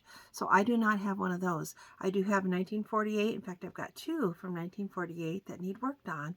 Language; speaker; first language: English; native; English